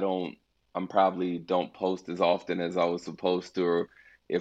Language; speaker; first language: English; native; English